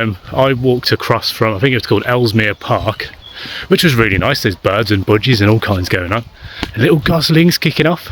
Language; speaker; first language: English; native; English